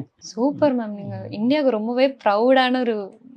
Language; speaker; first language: Tamil; native; Tamil